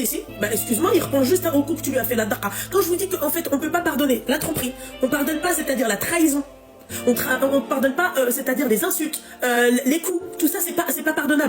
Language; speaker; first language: French; native; French